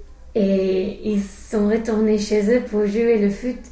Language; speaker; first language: French; non-native, learner; English